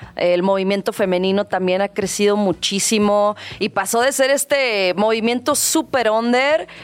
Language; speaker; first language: Spanish; native; Spanish